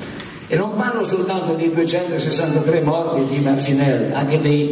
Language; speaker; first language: Italian; native; Italian